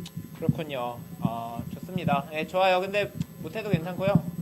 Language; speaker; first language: Korean; native; Korean